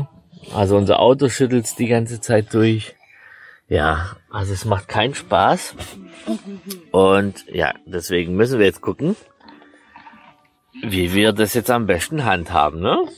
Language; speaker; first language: German; native; German